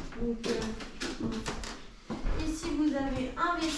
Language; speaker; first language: French; native; French